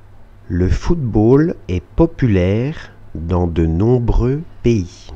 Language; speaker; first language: French; non-native, fluent; Russian